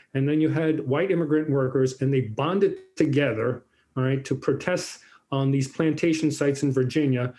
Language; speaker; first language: English; native; English